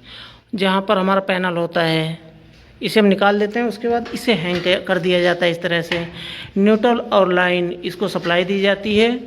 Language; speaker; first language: Hindi; native; Hindi